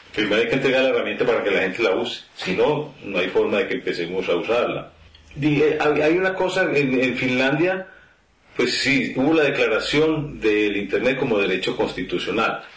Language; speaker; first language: Spanish; native; Spanish